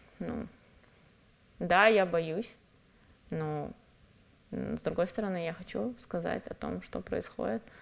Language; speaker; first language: Russian; non-native, local second language; Avaric